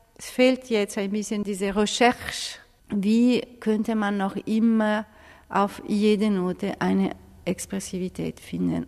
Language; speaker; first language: German; non-native, fluent; Italian